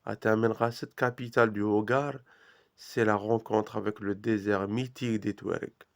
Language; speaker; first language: French; non-native, local second language; Arabic